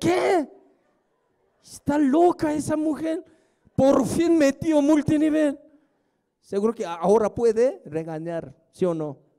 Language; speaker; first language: Spanish; non-native, fluent; Korean